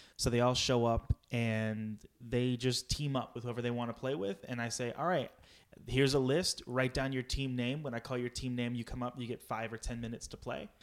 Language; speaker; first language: English; native; English